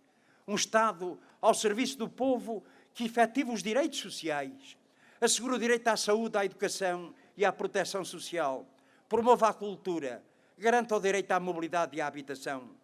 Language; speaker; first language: Portuguese; native; Portuguese